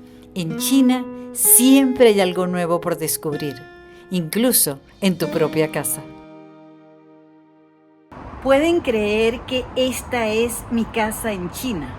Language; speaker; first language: Spanish; native; Spanish